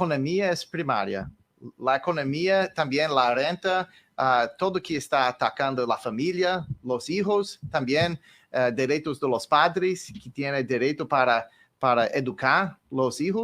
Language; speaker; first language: Spanish; non-native, learner; English